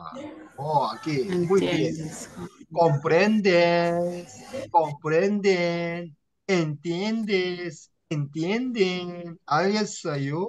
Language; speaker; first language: Spanish; non-native, learner; Korean